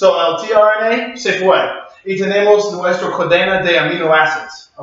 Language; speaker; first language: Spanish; non-native, learner; English